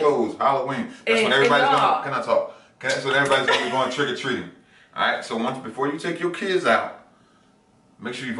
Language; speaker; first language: English; native; English